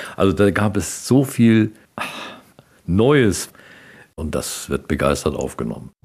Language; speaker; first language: German; native; German